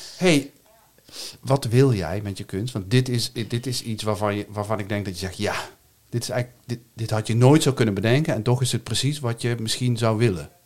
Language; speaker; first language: Dutch; native; Dutch